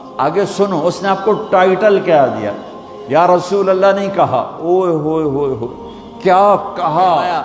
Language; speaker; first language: Urdu; non-native, local second language; Punjabi